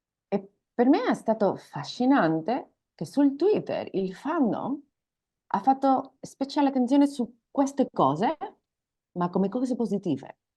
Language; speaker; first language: Italian; non-native, learner; Spanish